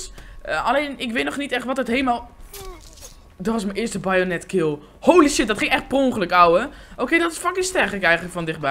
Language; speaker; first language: Dutch; native; Dutch